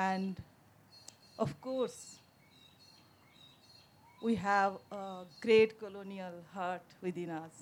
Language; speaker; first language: English; non-native, local second language; Bangla